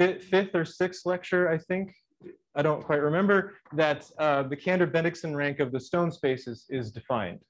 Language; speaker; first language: English; native; English